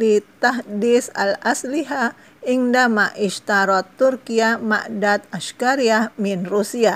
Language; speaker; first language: Arabic; non-native, fluent; Indonesian